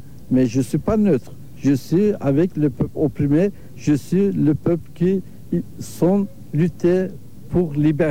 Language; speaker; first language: French; non-native, learner; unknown